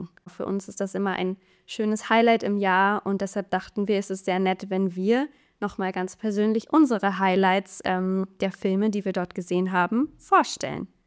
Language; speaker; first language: German; native; German